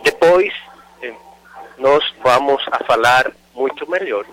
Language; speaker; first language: Portuguese; non-native, learner; Spanish